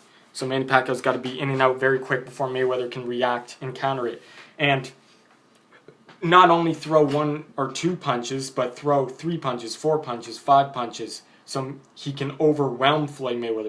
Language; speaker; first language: English; native; English